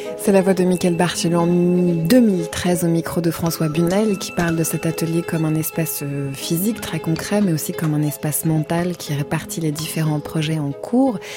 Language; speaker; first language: French; native; French